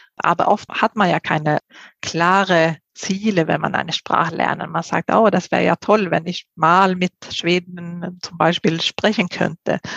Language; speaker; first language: German; non-native, fluent; Swedish